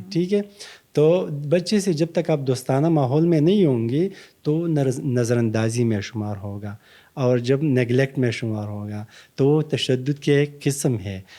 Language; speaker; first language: Urdu; non-native, local second language; Pashto